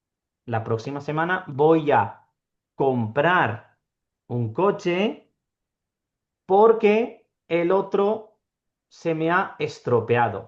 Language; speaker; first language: Spanish; non-native, fluent; Urdu